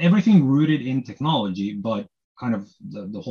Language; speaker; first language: English; non-native, fluent; Norwegian